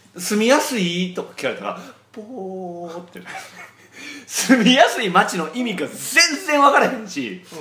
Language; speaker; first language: Japanese; native; Japanese